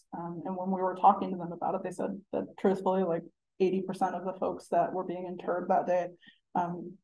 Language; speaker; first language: English; native; English